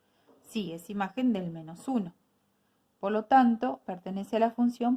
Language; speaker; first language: Spanish; native; Spanish